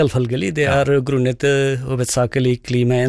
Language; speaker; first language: Norwegian; non-native, fluent; Nepali